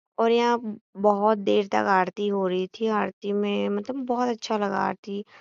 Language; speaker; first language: Hindi; non-native, local second language; Assamese